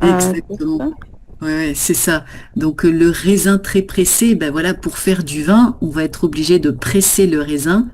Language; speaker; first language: French; native; French